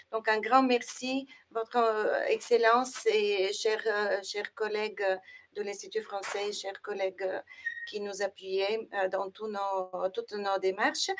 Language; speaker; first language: French; non-native, fluent; Bulgarian